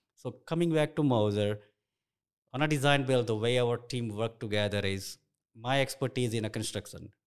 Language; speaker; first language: English; non-native, local second language; Gujarati